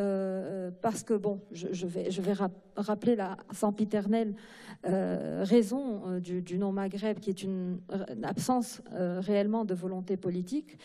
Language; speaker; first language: French; non-native, local second language; Arabic